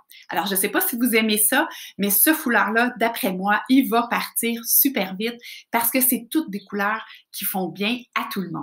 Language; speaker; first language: French; native; French